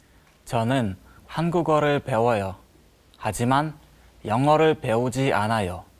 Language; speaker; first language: Korean; non-native, learner; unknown